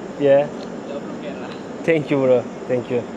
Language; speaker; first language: English; non-native, learner; Turkish